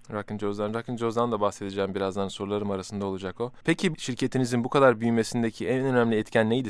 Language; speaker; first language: Turkish; native; Turkish